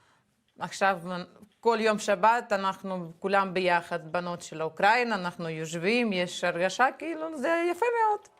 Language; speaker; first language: Hebrew; non-native, fluent; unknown